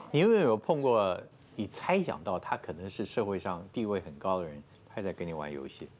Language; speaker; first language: Chinese; native; Chinese